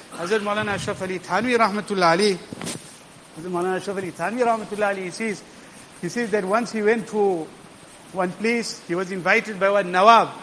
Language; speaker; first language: English; native; English